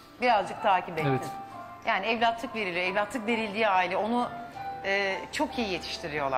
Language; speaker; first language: Turkish; native; Turkish